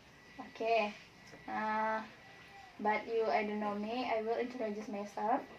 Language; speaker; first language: English; non-native, learner; Indonesian